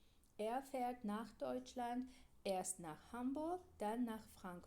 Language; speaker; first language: German; non-native, fluent; Georgian